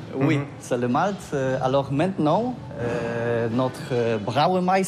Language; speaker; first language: French; non-native, learner; Polish